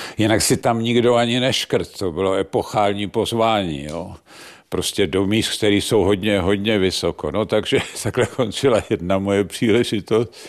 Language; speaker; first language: Czech; native; Czech